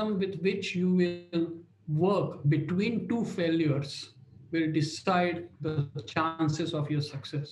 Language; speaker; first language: English; non-native, local second language; Marathi